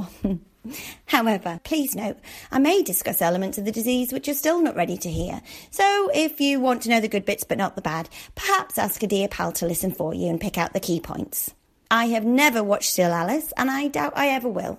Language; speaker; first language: English; native; English